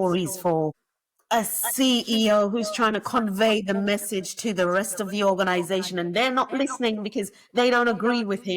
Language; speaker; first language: English; native; English